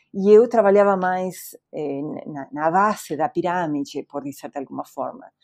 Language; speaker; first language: Portuguese; non-native, fluent; Spanish